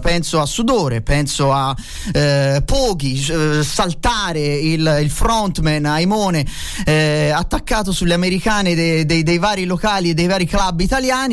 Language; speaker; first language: Italian; native; Italian